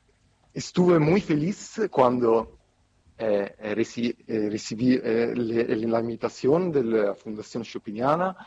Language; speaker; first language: Spanish; non-native, fluent; Italian